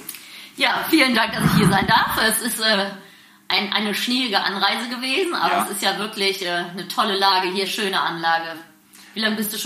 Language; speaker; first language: German; native; German